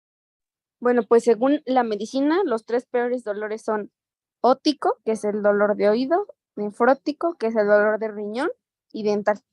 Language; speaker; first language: Spanish; native; Spanish